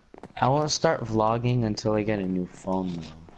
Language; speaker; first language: English; native; English